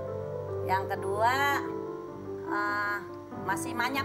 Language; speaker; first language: Indonesian; native; Indonesian